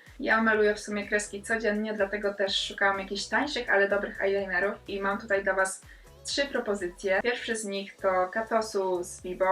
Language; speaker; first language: Polish; native; Polish